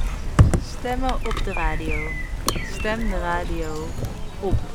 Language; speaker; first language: Dutch; native; Dutch